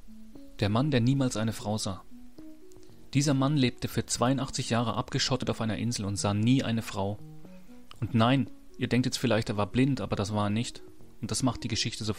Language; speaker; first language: German; native; German